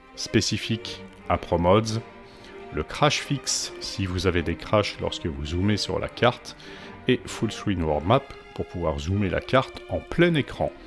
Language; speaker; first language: French; native; French